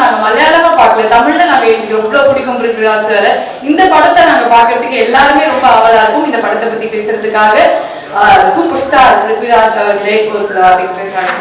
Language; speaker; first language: Tamil; native; Tamil